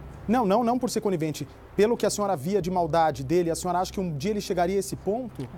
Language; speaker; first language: Portuguese; native; Portuguese